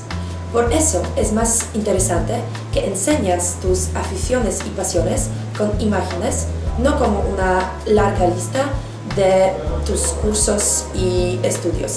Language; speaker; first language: Spanish; non-native, fluent; Polish